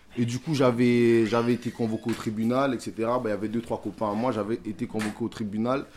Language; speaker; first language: French; early bilingual, other home language; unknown